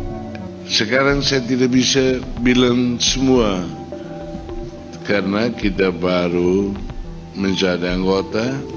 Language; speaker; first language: Indonesian; non-native, fluent; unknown